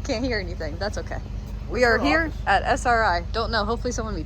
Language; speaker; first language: English; native; English